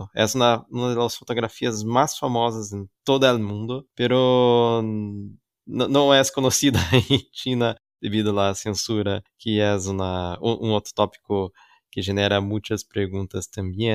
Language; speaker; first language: Spanish; non-native, learner; Portuguese